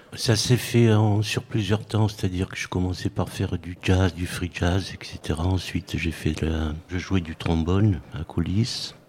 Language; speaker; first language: French; native; French